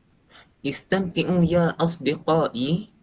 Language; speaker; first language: Arabic; non-native, learner; Malay